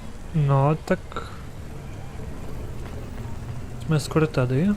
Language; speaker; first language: Czech; non-native, learner; Ukrainian